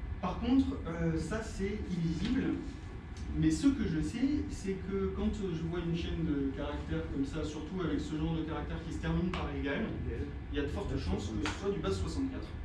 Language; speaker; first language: French; native; French